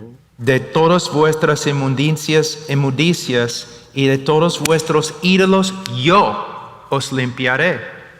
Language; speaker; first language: Spanish; non-native, fluent; English